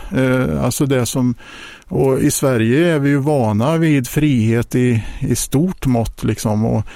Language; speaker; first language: Swedish; native; Swedish